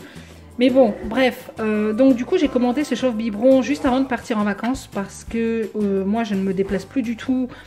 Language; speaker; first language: French; native; French